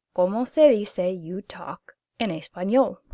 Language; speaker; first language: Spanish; non-native, fluent; English